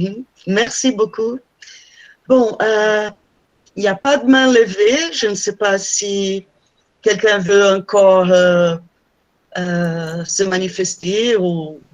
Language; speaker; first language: French; non-native, fluent; Portuguese